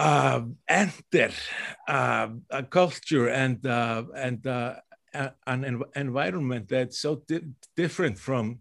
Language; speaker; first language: English; non-native, fluent; Icelandic